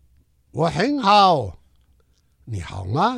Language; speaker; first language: Chinese; non-native, local second language; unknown